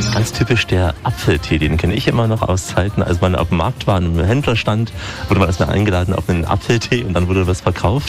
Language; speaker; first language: German; native; German